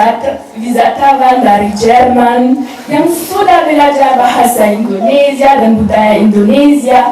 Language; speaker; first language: Indonesian; non-native, learner; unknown